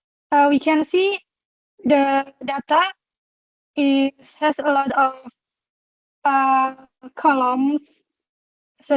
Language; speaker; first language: English; non-native, local second language; Indonesian